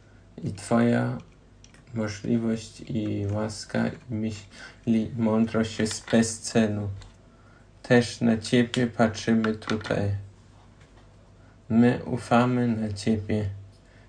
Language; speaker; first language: Polish; non-native, learner; German